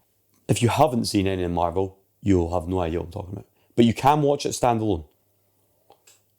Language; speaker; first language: English; native; English